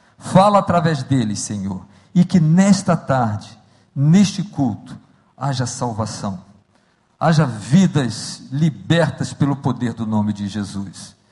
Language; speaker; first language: Portuguese; native; Portuguese